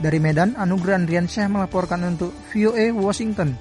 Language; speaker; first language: Indonesian; native; Indonesian